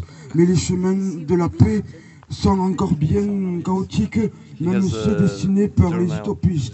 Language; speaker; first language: French; native; French